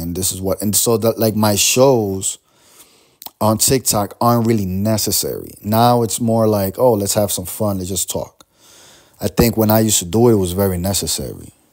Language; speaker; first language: English; early bilingual, other home language; Spanish